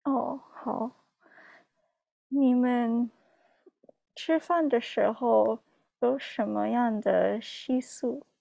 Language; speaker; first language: Chinese; non-native, learner; English